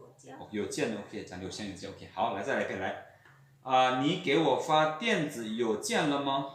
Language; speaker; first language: Chinese; non-native, fluent; Lao